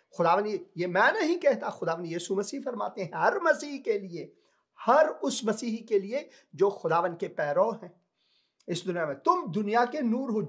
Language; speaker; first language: Urdu; non-native, local second language; Punjabi